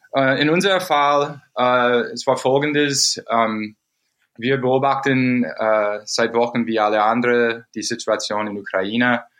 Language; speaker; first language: German; non-native, fluent; English